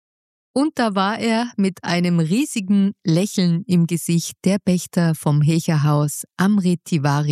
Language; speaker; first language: German; native; German